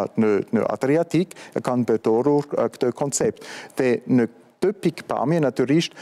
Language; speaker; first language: Albanian; non-native, fluent; German